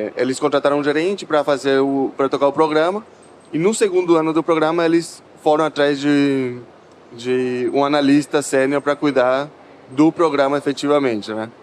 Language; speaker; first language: Portuguese; non-native, fluent; Spanish